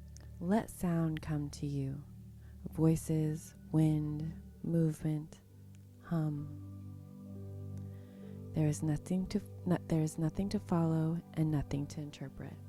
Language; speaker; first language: English; native; English